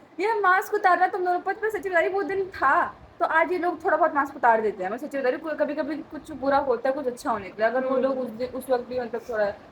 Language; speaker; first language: Hindi; native; Hindi